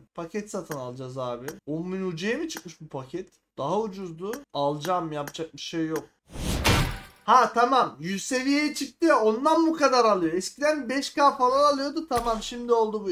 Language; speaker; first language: Turkish; native; Turkish